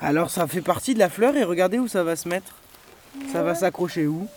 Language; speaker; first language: French; native; French